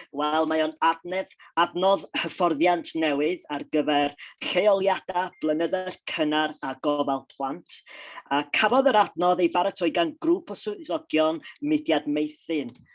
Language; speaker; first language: Welsh; non-native, local second language; English